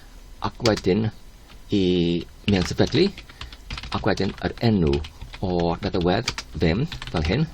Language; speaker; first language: Welsh; non-native, learner; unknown